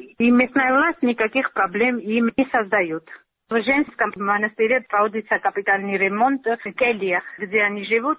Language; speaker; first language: Russian; non-native, local second language; Georgian